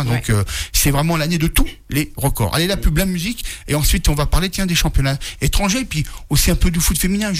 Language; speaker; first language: French; native; French